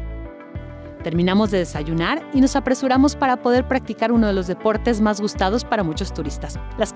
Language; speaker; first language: Spanish; native; Spanish